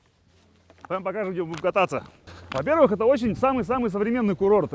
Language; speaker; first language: Russian; native; Russian